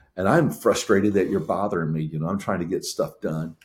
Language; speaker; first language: English; native; English